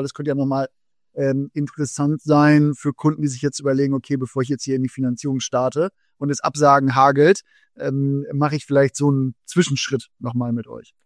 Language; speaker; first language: German; native; German